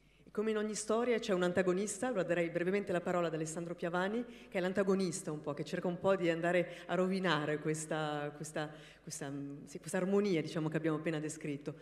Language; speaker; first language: Italian; native; Italian